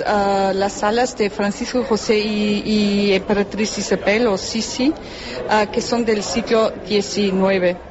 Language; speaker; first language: Spanish; non-native, fluent; German